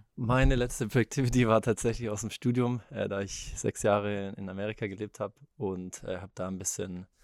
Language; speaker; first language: German; native; German